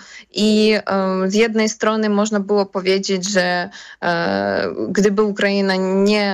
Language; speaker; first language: Polish; non-native, fluent; Ukrainian